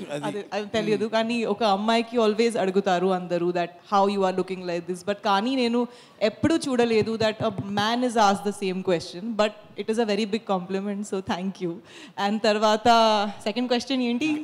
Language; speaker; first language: Telugu; non-native, fluent; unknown